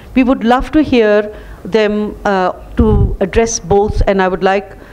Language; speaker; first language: English; non-native, local second language; Hindi